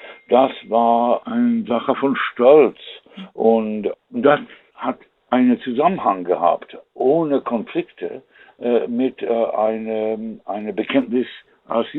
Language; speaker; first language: German; non-native, fluent; English